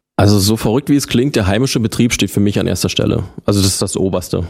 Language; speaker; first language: German; native; German